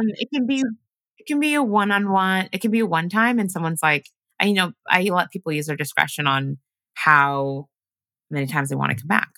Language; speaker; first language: English; early bilingual, other home language; Ganda